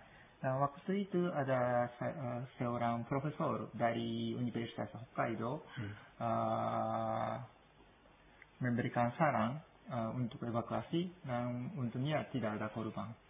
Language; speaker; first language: Indonesian; non-native, fluent; Japanese